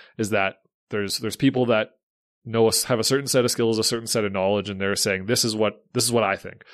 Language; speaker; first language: English; native; English